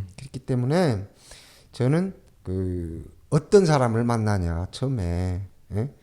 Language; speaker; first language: Korean; native; Korean